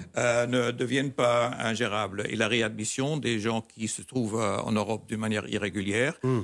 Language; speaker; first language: French; non-native, fluent; German